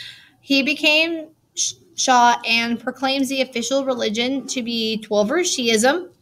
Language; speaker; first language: English; native; English